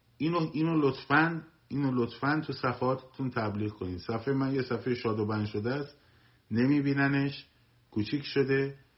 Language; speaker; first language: Persian; native; Persian